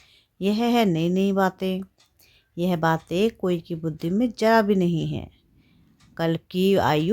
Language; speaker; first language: Hindi; native; Hindi